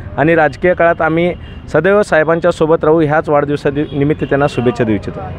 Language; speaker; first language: Marathi; native; Marathi